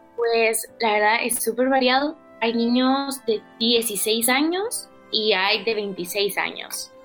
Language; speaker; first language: Spanish; native; Spanish